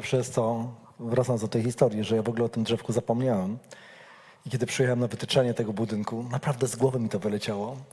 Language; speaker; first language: Polish; native; Polish